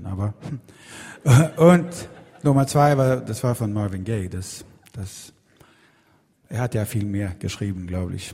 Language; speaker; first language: German; non-native, fluent; Swedish